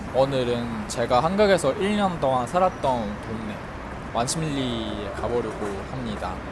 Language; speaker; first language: Korean; non-native, fluent; Japanese